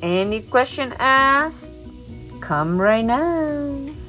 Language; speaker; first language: English; non-native, fluent; Vietnamese